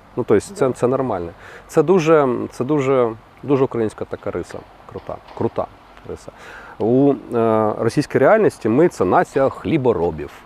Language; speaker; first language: Ukrainian; non-native, local second language; Russian